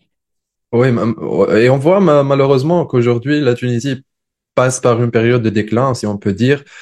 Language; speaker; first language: French; non-native, local second language; Arabic